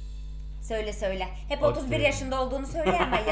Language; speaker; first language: Turkish; native; Turkish